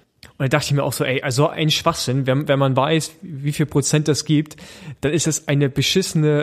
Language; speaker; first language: German; native; German